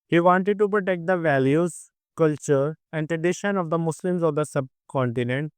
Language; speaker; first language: English; non-native, local second language; Urdu